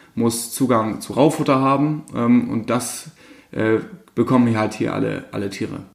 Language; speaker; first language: German; native; German